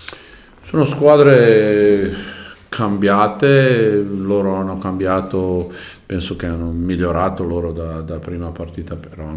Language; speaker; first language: Italian; non-native, learner; Croatian